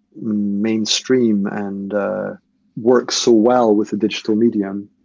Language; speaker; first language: English; native; English